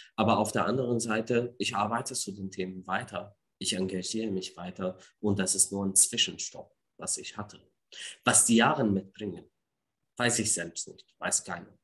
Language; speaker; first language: German; non-native, fluent; Arabic